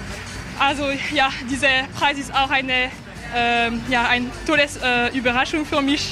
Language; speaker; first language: German; non-native, local second language; French